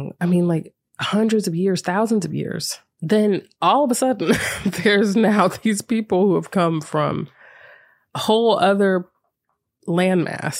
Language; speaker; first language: English; native; English